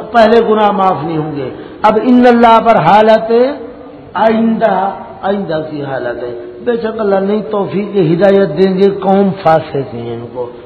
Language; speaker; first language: Urdu; non-native, local second language; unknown